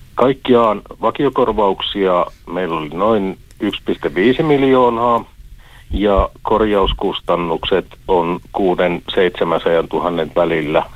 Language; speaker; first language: Finnish; native; Finnish